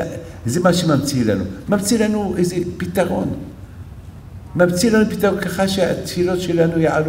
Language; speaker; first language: Hebrew; non-native, fluent; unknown